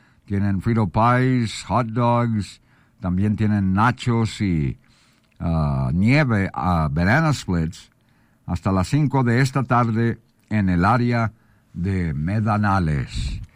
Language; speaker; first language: Spanish; early bilingual, heritage; Spanish